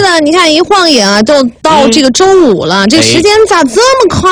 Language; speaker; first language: Chinese; native; Chinese